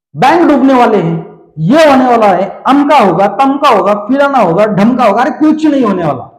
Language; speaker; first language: Hindi; non-native, local second language; Marathi